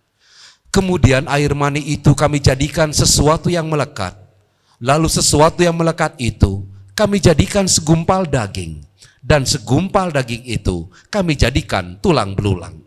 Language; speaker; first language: Indonesian; native; Indonesian